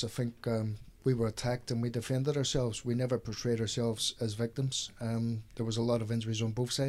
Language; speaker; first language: English; native; English